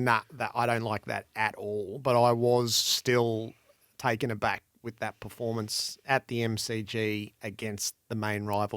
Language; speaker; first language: English; native; English